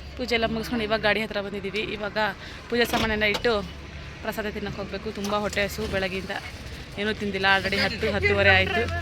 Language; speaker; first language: Kannada; non-native, local second language; Lambadi